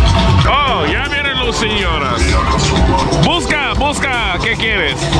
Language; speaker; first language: Spanish; non-native, learner; English